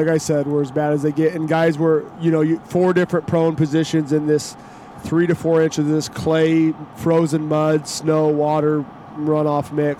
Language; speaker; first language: English; native; English